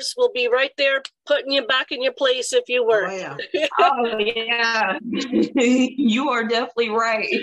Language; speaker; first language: English; native; English